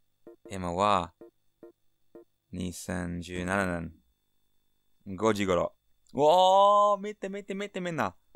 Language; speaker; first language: Japanese; non-native, learner; English